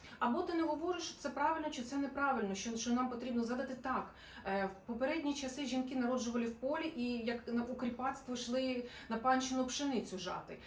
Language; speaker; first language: Ukrainian; non-native, local second language; Russian